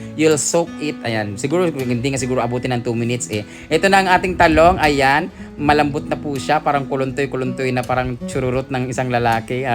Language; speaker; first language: Filipino; non-native, local second language; Cebuano